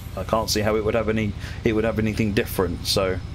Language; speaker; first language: English; native; English